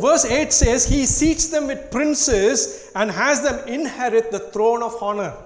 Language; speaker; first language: English; non-native, local second language; Tamil